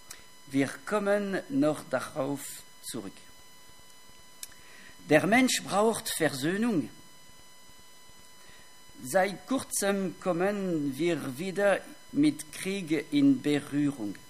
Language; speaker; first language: German; non-native, fluent; French